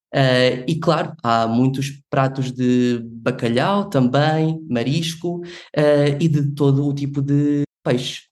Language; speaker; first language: Portuguese; native; Portuguese